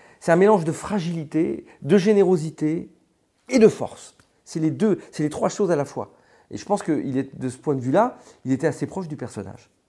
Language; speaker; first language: French; native; French